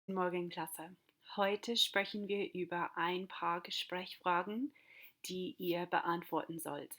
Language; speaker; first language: German; non-native, fluent; English